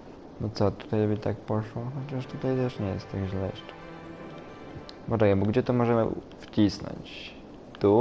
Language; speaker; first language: Polish; native; Polish